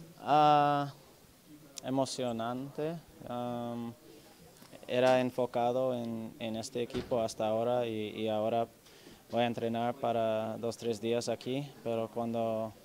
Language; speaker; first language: Spanish; non-native, learner; English